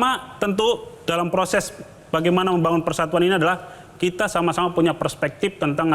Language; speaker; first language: Indonesian; native; Indonesian